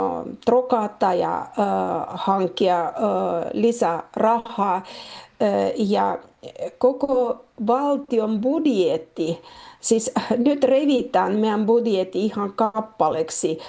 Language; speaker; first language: Finnish; non-native, fluent; Russian